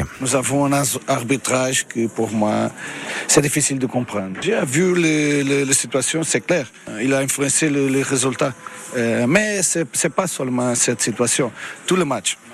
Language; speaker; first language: French; non-native, learner; Portuguese